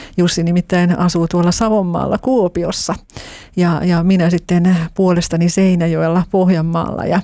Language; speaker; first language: Finnish; native; Finnish